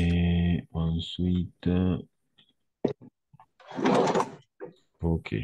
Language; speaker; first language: French; non-native, fluent; Spanish